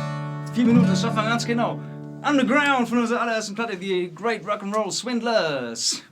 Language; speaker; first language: German; native; German